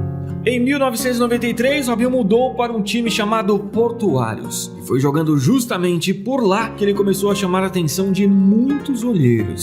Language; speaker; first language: Portuguese; native; Portuguese